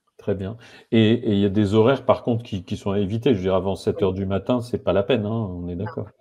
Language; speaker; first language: French; native; French